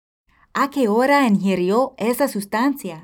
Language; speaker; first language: Spanish; non-native, fluent; English